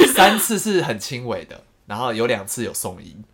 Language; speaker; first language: Chinese; native; Chinese